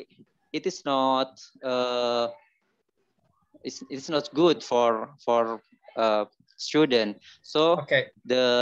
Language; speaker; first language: English; non-native, learner; Indonesian